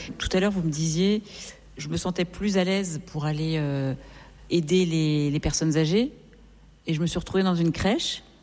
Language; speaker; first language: French; native; French